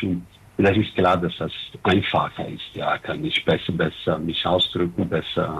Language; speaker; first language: German; non-native, fluent; Italian